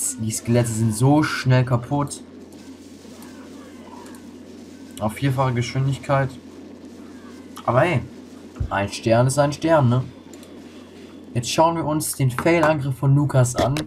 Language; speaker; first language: German; native; German